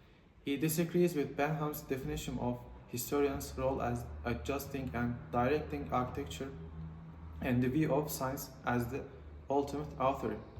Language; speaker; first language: English; non-native, learner; Turkish